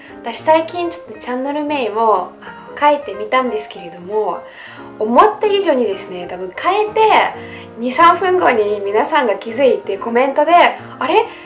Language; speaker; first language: Japanese; non-native, fluent; Russian